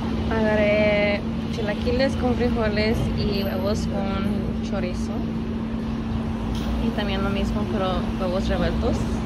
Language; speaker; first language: Spanish; early bilingual, heritage; Spanish